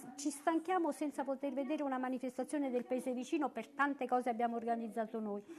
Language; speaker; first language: Italian; native; Italian